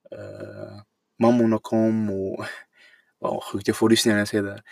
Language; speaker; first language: Swedish; non-native, fluent; Arabic